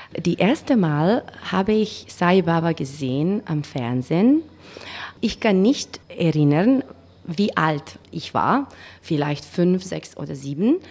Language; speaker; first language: German; non-native, learner; Macedonian